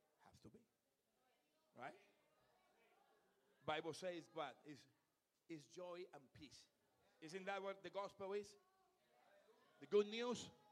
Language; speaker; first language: English; non-native, fluent; Spanish